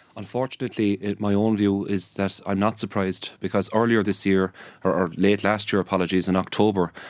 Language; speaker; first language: English; native; English